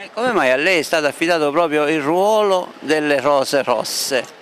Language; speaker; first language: Italian; native; Italian